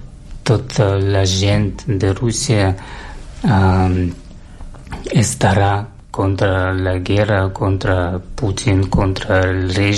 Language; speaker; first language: Catalan; non-native, learner; Russian